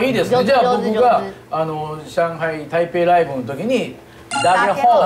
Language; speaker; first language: Japanese; native; Japanese